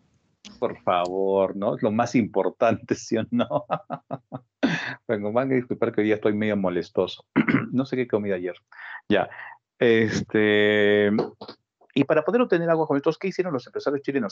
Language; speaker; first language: Spanish; native; Spanish